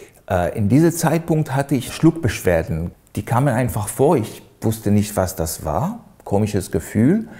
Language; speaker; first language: German; non-native, fluent; Hebrew